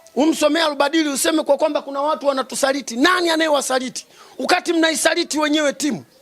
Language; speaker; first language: Swahili; native; Swahili